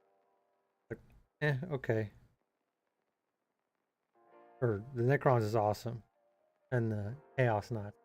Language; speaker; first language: English; native; English